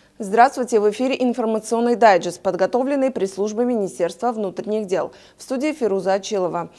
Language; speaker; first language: Russian; non-native, local second language; Uzbek